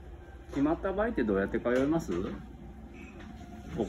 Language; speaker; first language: Japanese; native; Japanese